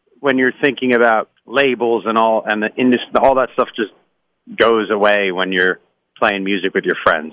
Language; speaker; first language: English; native; English